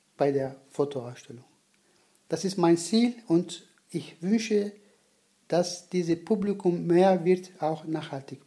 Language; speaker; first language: German; non-native, learner; Turkish